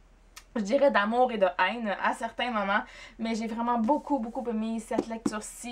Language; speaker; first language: French; native; French